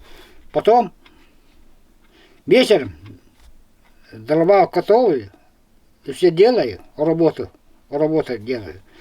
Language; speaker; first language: Russian; non-native, local second language; Yakut